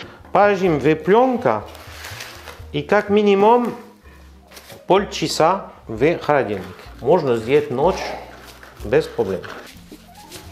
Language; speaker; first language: Russian; non-native, learner; French